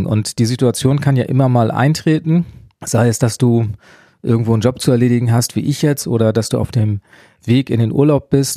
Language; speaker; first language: German; native; German